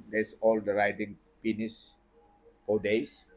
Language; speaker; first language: English; non-native, learner; Indonesian